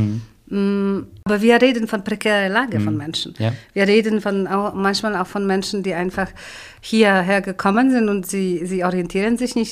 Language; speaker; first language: German; non-native, fluent; Polish